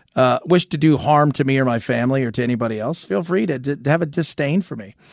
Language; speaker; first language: English; early bilingual, other home language; Spanish